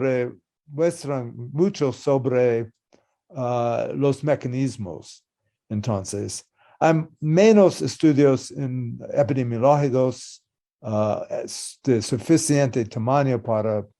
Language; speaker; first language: Spanish; non-native, learner; English